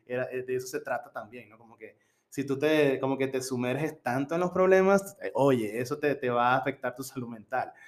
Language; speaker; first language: Spanish; native; Spanish